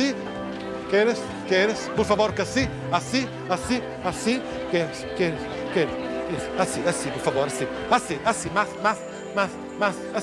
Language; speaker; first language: Spanish; non-native, learner; Italian